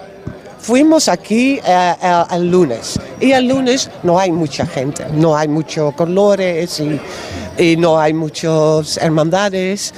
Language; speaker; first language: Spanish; non-native, learner; Dutch